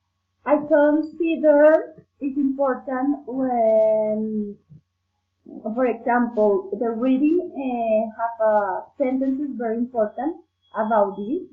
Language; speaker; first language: English; non-native, learner; Spanish